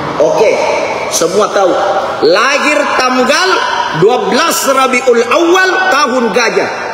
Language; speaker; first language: Malay; non-native, local second language; Buginese